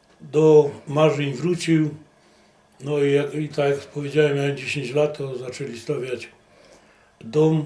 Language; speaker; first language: Polish; native; Polish